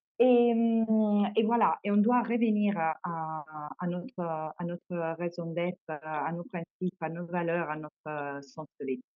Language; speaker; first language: French; non-native, fluent; Italian